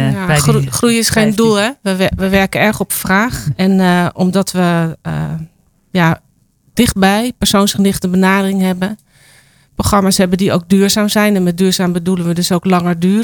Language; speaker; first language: Dutch; native; Dutch